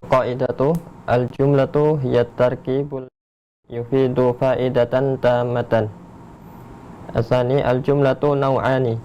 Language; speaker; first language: Arabic; non-native, learner; Indonesian